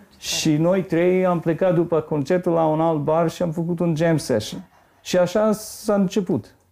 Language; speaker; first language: Romanian; non-native, fluent; English